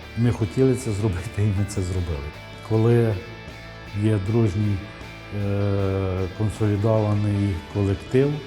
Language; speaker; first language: Ukrainian; native; Ukrainian